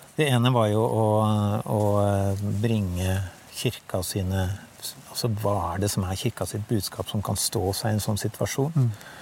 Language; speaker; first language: Norwegian; native; Norwegian